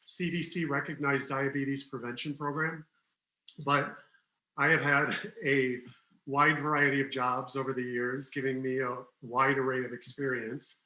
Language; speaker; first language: English; native; English